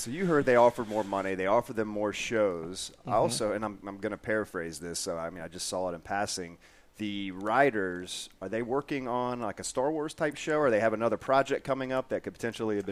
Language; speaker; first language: English; native; English